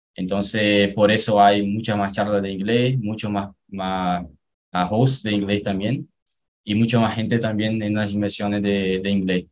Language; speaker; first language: Spanish; non-native, fluent; Portuguese